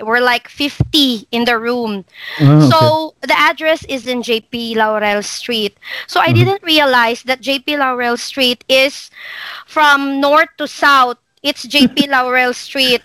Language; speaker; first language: English; non-native, local second language; Hiligaynon